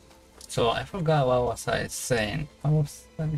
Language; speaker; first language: English; non-native, learner; Japanese